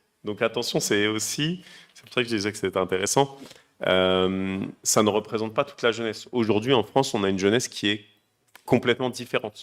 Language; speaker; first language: French; native; French